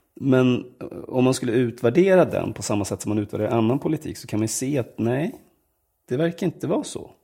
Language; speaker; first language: Swedish; native; Swedish